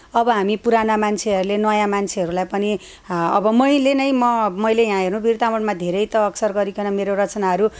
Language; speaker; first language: Nepali; native; Nepali